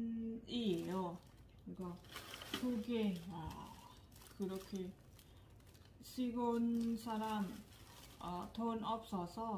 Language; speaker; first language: Korean; non-native, learner; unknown